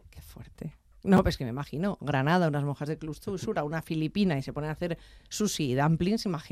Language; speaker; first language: Spanish; native; Spanish